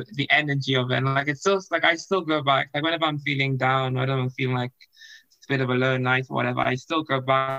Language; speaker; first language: English; non-native, local second language; Yoruba